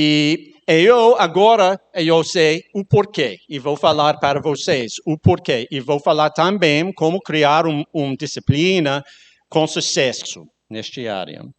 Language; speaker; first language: Portuguese; non-native, learner; English